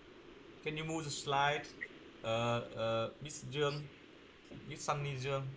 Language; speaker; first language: English; non-native, fluent; Vietnamese